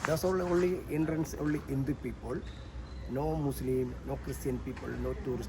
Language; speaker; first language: English; non-native, learner; Malayalam